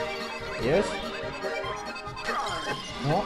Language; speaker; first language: English; non-native, learner; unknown